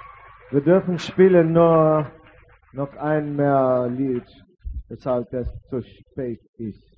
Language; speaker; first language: German; non-native, learner; English